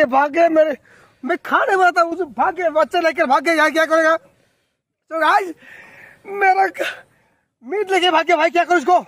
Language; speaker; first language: Hindi; non-native, local second language; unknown